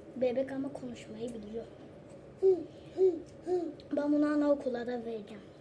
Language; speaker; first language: Turkish; early bilingual, other home language; Persian